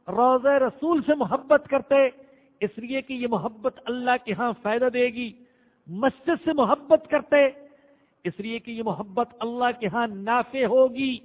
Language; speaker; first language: Urdu; non-native, local second language; Punjabi